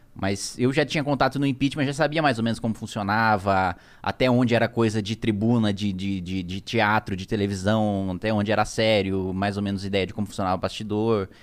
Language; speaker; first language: Portuguese; native; Portuguese